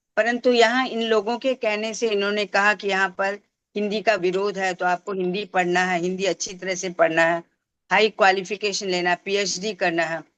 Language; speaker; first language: Hindi; non-native, local second language; Tamil